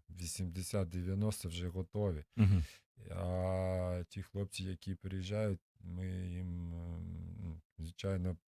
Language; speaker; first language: Ukrainian; non-native, local second language; Russian